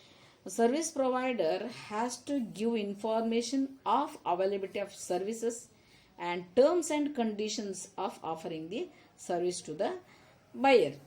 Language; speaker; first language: English; non-native, local second language; Kannada